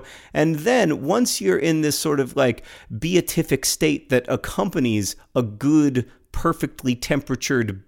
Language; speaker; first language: English; native; English